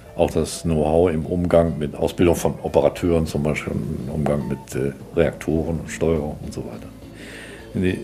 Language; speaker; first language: German; native; German